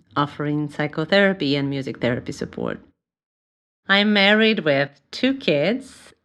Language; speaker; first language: English; non-native, fluent; Portuguese